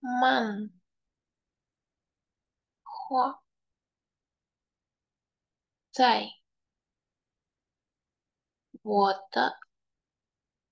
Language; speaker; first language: Chinese; non-native, learner; Indonesian